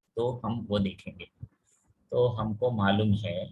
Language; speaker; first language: Hindi; non-native, local second language; Telugu